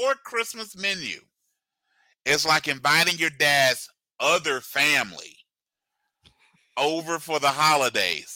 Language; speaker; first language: English; native; English